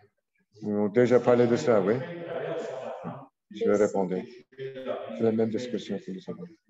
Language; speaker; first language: French; non-native, local second language; English